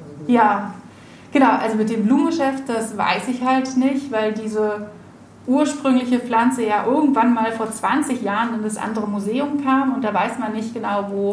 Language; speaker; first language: German; native; German